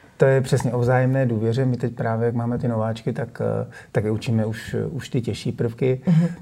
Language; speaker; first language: Czech; native; Czech